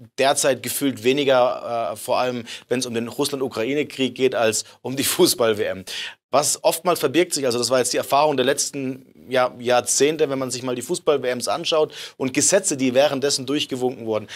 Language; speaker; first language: German; native; German